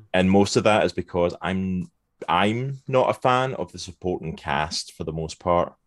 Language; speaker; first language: English; native; English